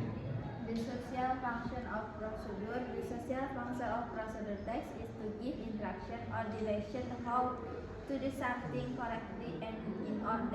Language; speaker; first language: English; non-native, learner; Indonesian